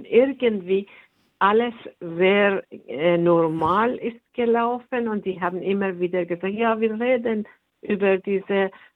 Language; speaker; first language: German; non-native, fluent; Persian